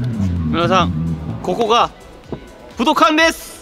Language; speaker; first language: Japanese; non-native, learner; Korean